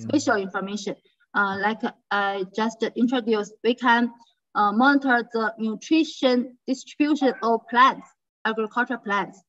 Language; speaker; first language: English; non-native, fluent; Chinese